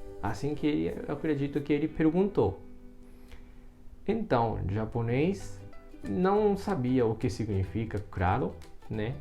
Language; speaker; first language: Portuguese; non-native, fluent; Japanese